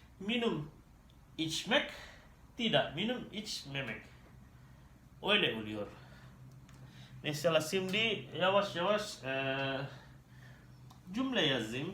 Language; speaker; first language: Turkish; non-native, learner; Indonesian